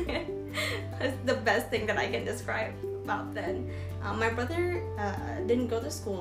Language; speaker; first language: English; non-native, fluent; Vietnamese